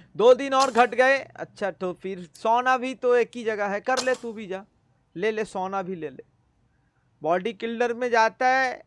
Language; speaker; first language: Hindi; native; Hindi